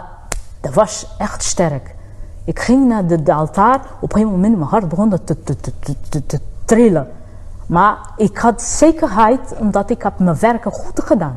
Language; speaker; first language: Dutch; non-native, fluent; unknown